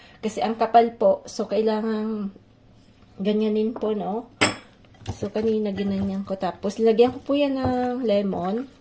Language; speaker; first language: Filipino; non-native, local second language; Bikol